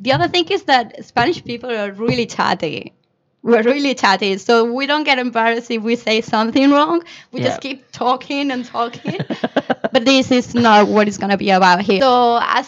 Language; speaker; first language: English; non-native, fluent; Spanish